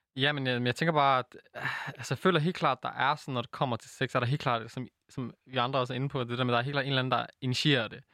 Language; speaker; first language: Danish; native; Danish